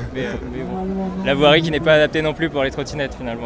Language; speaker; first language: French; native; French